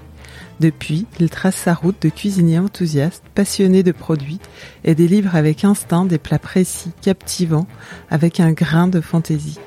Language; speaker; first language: French; native; French